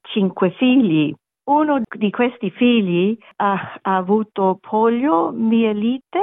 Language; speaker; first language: Italian; non-native, learner; German